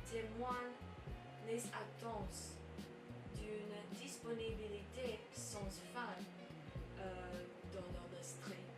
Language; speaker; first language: French; non-native, learner; English